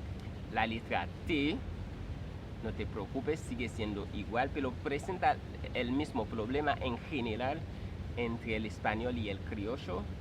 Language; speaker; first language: Spanish; non-native, fluent; Haitian Creole